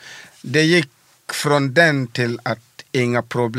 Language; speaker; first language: Swedish; early bilingual, other home language; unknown